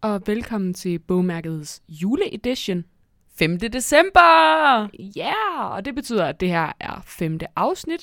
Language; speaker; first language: Danish; native; Danish